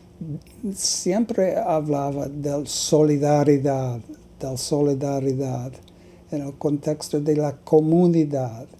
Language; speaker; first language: Spanish; non-native, learner; English